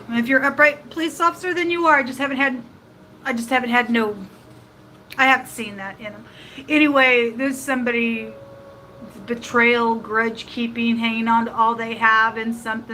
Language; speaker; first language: English; native; English